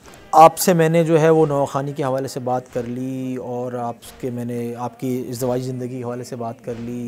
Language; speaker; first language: Urdu; native; Urdu